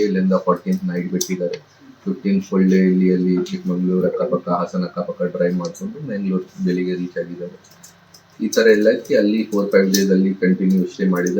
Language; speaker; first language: Kannada; non-native, fluent; Hindi